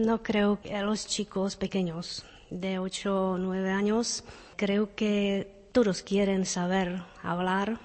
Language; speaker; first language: Spanish; non-native, fluent; Czech